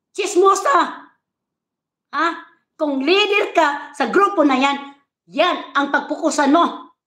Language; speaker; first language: Filipino; native; Filipino